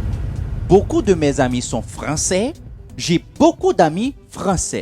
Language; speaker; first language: French; non-native, local second language; Haitian Creole